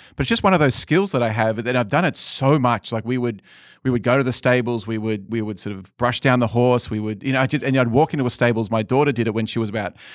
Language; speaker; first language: English; native; English